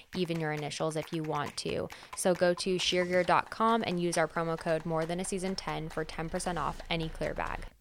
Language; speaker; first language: English; native; English